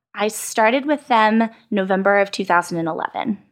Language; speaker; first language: English; native; English